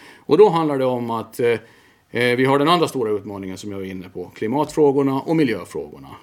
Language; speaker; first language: Swedish; native; Swedish